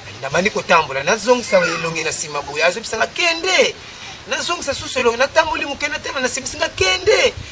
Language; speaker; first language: Lingala; non-native, local second language; Kongo